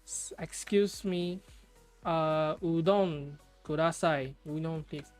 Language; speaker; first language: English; non-native, fluent; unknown